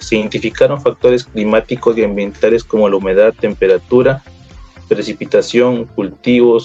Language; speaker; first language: Spanish; native; Spanish